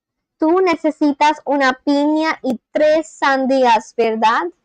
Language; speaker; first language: Spanish; non-native, learner; English